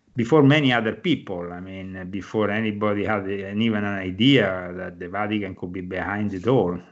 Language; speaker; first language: English; non-native, fluent; Italian